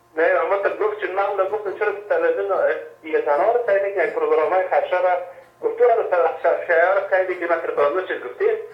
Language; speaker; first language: Persian; native; Persian